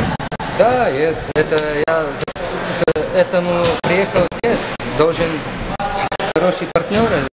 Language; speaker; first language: Russian; non-native, learner; Bulgarian